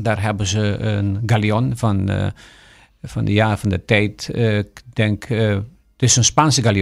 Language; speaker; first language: Dutch; non-native, local second language; Papiamento